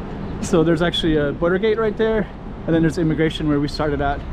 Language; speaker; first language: English; native; English